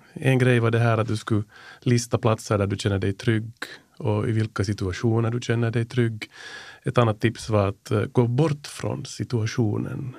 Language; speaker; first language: Swedish; native; Swedish